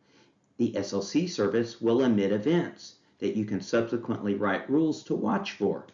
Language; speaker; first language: English; native; English